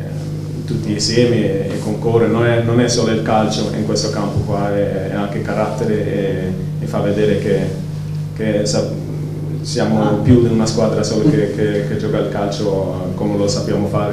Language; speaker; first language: Italian; non-native, fluent; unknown